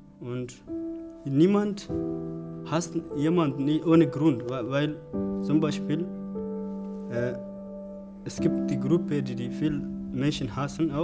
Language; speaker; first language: German; non-native, learner; Oromo